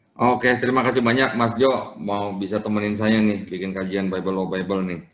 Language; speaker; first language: Indonesian; native; Indonesian